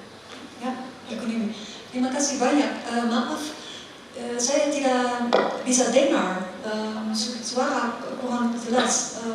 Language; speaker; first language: Indonesian; non-native, learner; Dutch